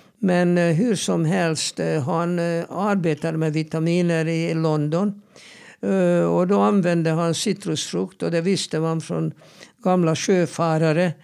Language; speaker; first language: Swedish; non-native, fluent; Hungarian